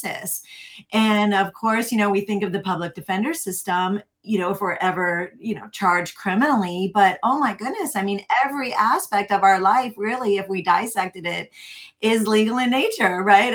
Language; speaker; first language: English; native; English